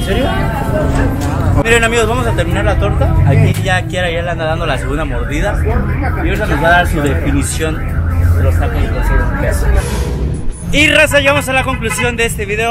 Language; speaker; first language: Spanish; native; Spanish